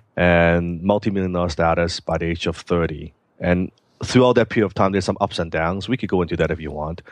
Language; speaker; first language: English; non-native, local second language; Cantonese